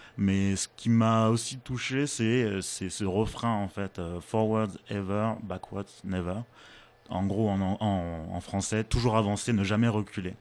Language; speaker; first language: French; native; French